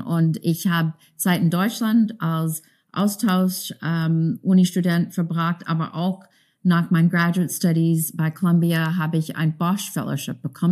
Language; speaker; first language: German; non-native, fluent; English